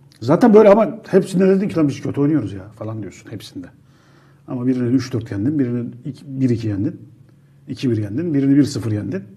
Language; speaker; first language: Turkish; native; Turkish